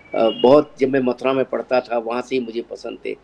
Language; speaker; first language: Hindi; native; Hindi